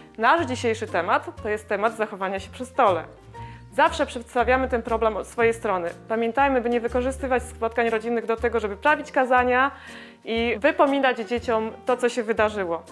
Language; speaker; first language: Polish; native; Polish